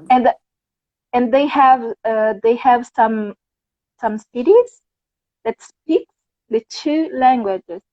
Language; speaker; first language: English; non-native, fluent; Portuguese